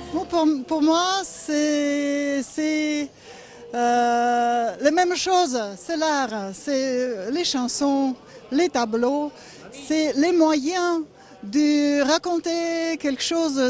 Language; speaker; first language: French; non-native, learner; Russian